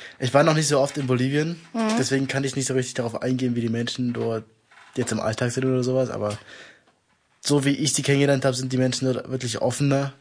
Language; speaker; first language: German; native; German